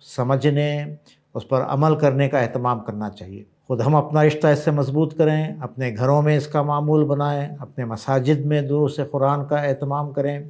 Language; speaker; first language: Hindi; non-native, local second language; Urdu